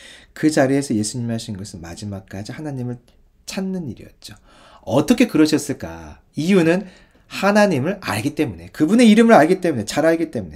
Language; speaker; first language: Korean; native; Korean